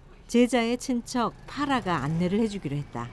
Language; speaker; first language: Korean; native; Korean